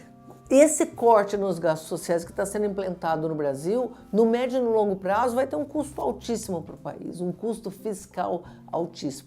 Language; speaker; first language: Portuguese; native; Portuguese